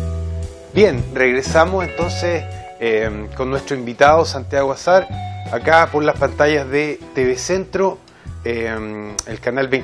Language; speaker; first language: Spanish; native; Spanish